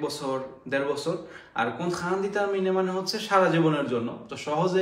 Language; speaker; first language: French; non-native, fluent; Bangla